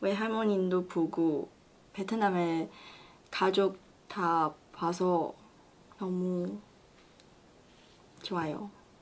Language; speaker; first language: Korean; non-native, learner; Chinese